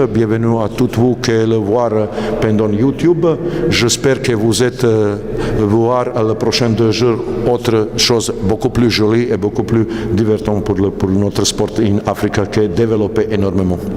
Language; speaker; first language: French; non-native, learner; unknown